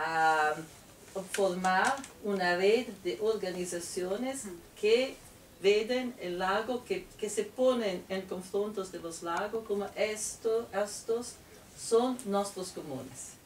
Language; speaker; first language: Spanish; non-native, fluent; Italian